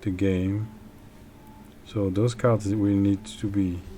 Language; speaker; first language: English; non-native, fluent; French